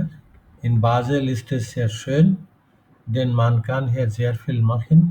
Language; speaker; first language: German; non-native, fluent; Bangla